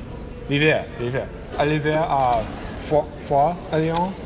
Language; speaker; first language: French; non-native, learner; English